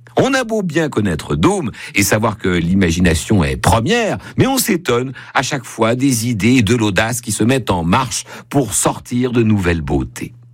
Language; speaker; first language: French; native; French